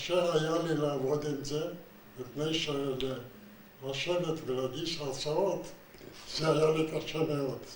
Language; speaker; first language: Hebrew; non-native, fluent; Yiddish